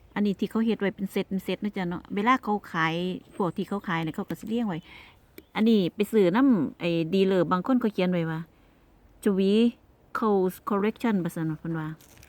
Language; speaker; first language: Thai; native; Thai